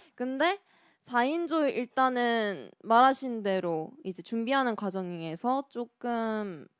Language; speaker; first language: Korean; native; Korean